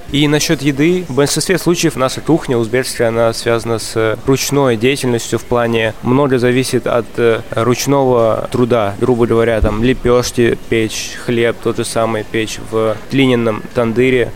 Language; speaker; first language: Russian; early bilingual, other home language; Uzbek